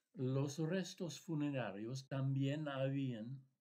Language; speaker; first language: Spanish; non-native, fluent; English